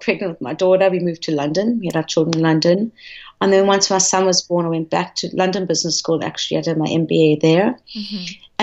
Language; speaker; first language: English; native; English